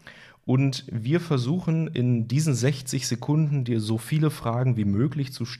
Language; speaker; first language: German; native; German